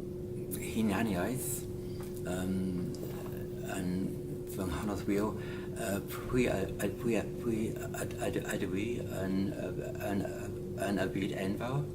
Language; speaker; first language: Welsh; non-native, learner; English